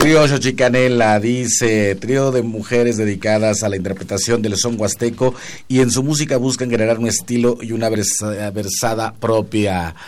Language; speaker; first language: Spanish; non-native, local second language; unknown